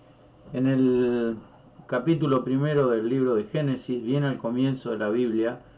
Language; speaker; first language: Spanish; native; Spanish